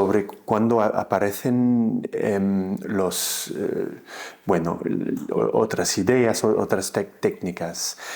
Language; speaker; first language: Spanish; non-native, fluent; English